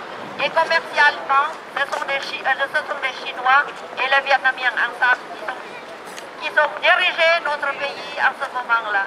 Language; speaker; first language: French; non-native, fluent; Lao